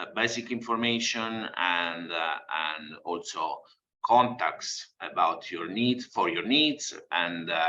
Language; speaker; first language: English; non-native, fluent; Italian